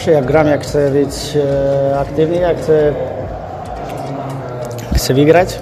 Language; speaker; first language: Polish; non-native, fluent; Armenian